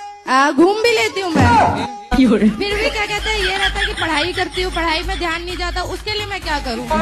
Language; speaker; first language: Hindi; native; Hindi